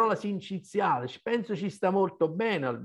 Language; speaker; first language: Italian; native; Italian